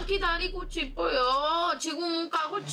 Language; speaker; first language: Korean; non-native, learner; Spanish